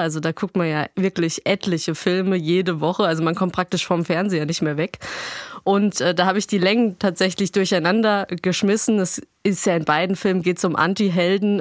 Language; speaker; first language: German; native; German